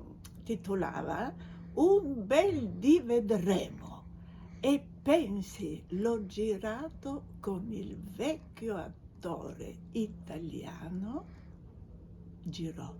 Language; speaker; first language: Italian; non-native, fluent; Bulgarian